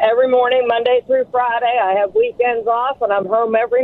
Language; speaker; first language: English; native; English